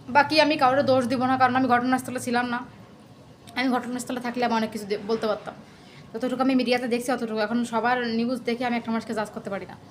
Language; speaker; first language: Bangla; native; Bangla